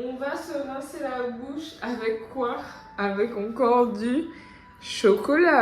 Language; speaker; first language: French; native; French